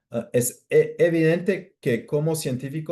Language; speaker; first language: Spanish; non-native, fluent; English